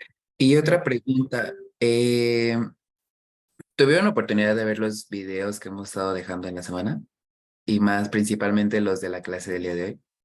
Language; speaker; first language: Spanish; native; Spanish